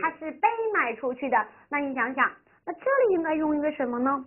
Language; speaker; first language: Chinese; native; Chinese